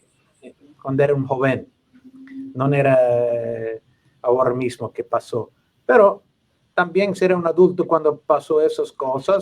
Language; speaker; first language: Spanish; non-native, learner; English